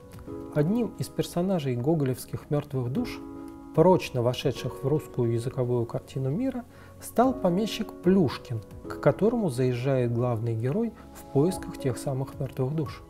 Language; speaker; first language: Russian; native; Russian